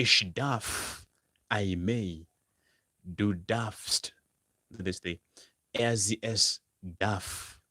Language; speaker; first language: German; non-native, fluent; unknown